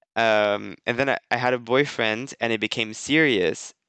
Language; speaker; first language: English; non-native, fluent; French